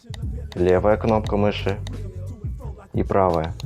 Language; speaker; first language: Russian; native; Russian